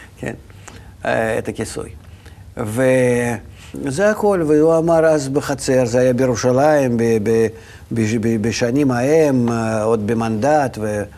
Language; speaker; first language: Hebrew; non-native, fluent; Russian